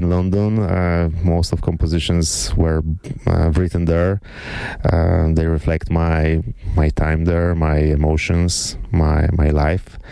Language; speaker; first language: English; non-native, fluent; Polish